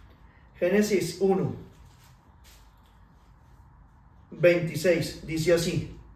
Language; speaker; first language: Spanish; native; Spanish